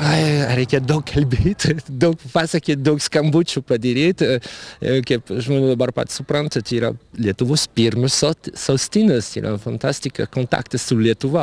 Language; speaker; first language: Lithuanian; non-native, learner; French